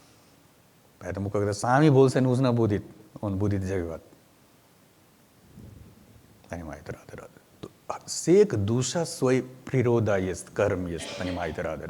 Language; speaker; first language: Russian; non-native, learner; Hindi